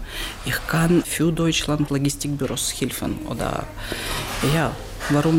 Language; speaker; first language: German; non-native, learner; Ukrainian